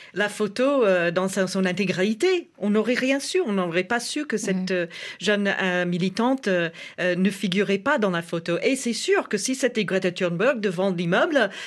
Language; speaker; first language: French; non-native, fluent; English